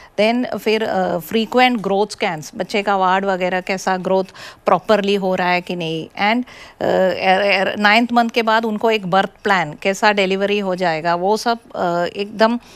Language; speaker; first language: Hindi; non-native, local second language; Malayalam